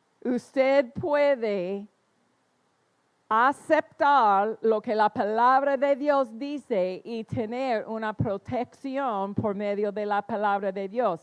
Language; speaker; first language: Spanish; non-native, fluent; English